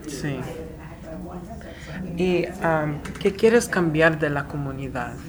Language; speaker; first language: Spanish; early bilingual, heritage; Spanish